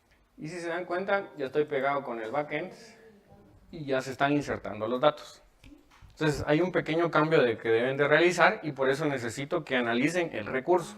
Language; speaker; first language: Spanish; native; Spanish